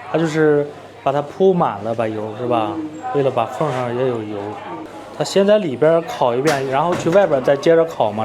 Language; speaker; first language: Chinese; native; Chinese